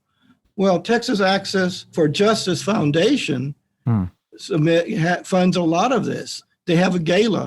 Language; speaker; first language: English; native; English